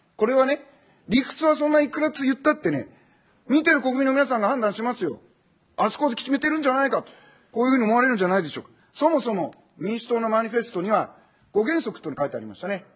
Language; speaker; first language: Japanese; native; Japanese